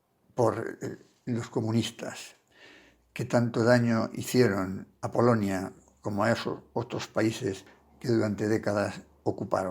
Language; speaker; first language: Spanish; native; Spanish